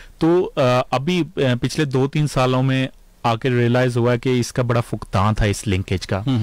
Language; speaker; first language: Urdu; native; Urdu